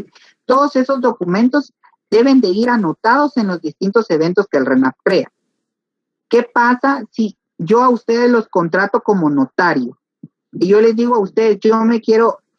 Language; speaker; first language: Spanish; native; Spanish